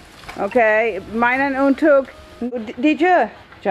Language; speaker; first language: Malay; non-native, learner; English